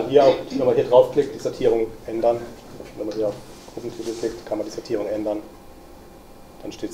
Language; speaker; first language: German; native; German